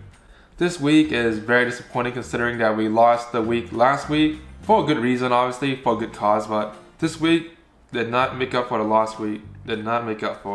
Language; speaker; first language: English; native; English